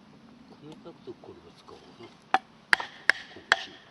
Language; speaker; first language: Japanese; native; Japanese